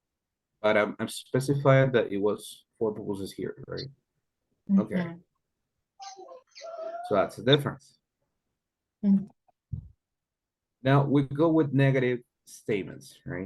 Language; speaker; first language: English; non-native, fluent; Spanish